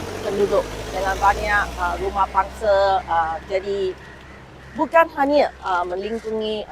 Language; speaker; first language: Malay; non-native, local second language; Min Nan Chinese